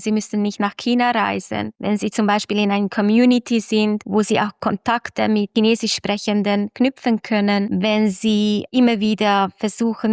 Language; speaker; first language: German; non-native, fluent; Hungarian